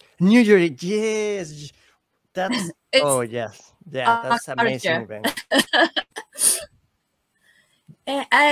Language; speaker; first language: English; non-native, learner; Spanish